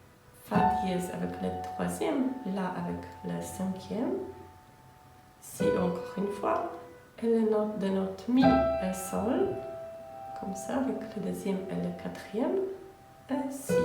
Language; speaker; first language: French; non-native, fluent; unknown